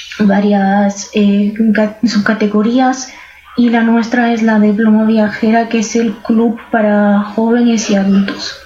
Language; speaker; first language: Spanish; non-native, fluent; Romanian